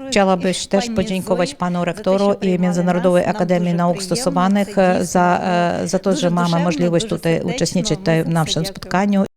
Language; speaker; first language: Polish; non-native, learner; Ukrainian